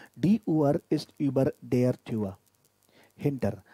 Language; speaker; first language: German; non-native, fluent; Hindi